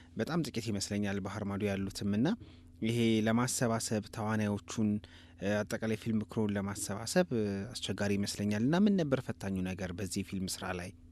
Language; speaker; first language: Amharic; native; Amharic